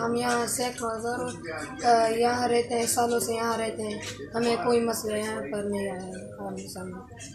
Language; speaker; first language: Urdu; non-native, local second language; Pashto